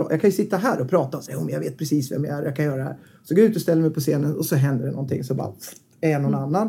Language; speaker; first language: Swedish; native; Swedish